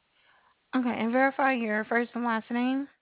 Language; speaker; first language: English; native; English